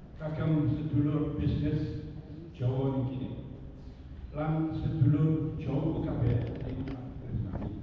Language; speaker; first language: Javanese; early bilingual, heritage; Javanese